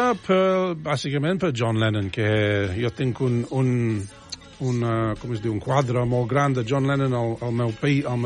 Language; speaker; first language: Catalan; non-native, fluent; English